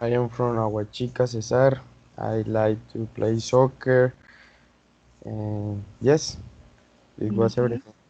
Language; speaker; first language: English; non-native, learner; Spanish